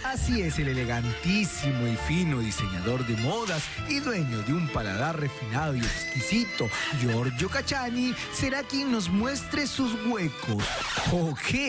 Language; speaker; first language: Spanish; native; Spanish